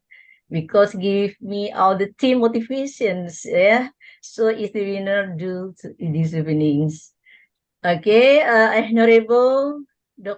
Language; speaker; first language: English; non-native, learner; Indonesian